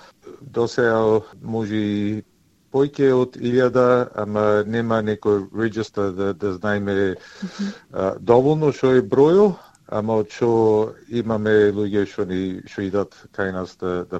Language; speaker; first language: Macedonian; early bilingual, heritage; Macedonian